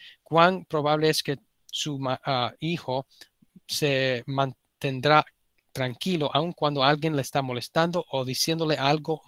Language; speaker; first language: Spanish; early bilingual, heritage; Spanish